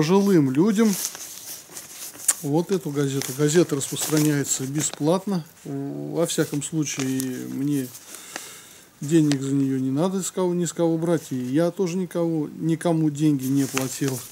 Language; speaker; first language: Russian; native; Russian